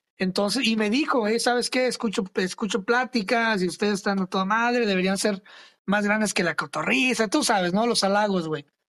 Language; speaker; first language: Spanish; early bilingual, other home language; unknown